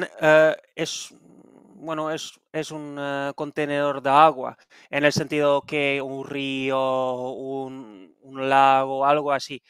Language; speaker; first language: Spanish; non-native, fluent; Dutch